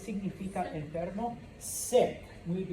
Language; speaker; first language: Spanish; non-native, fluent; English